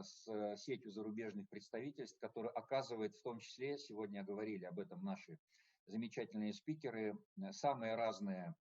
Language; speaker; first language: Russian; native; Russian